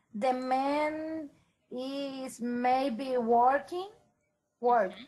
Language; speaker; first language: English; non-native, fluent; Spanish